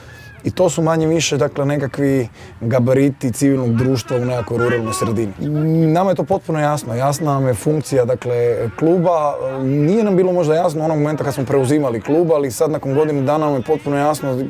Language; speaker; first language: Croatian; native; Croatian